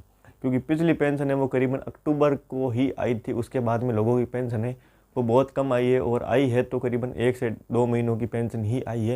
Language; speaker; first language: Hindi; non-native, local second language; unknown